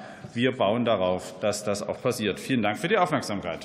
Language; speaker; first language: German; native; German